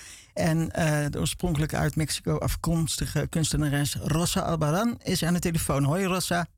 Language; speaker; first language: Dutch; native; Dutch